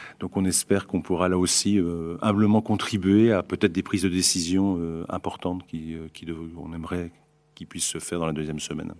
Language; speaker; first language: French; native; French